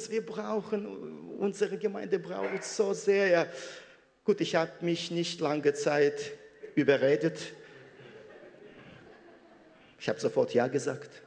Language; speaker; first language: German; non-native, fluent; Russian